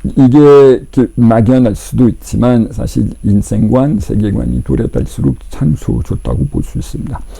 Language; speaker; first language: Korean; non-native, fluent; French